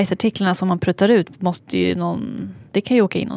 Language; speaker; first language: Swedish; native; Swedish